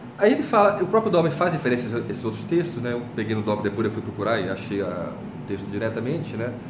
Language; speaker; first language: Portuguese; native; Portuguese